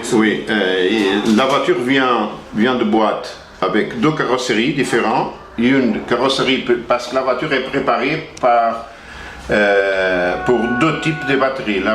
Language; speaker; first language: French; non-native, learner; Portuguese